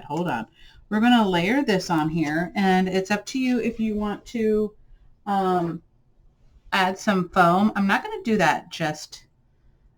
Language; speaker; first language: English; native; English